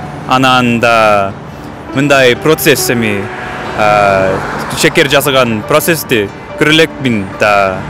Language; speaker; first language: Kyrgyz; non-native, fluent; English